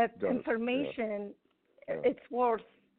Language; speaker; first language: English; non-native, fluent; Arabic